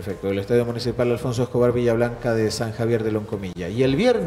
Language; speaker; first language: Spanish; native; Spanish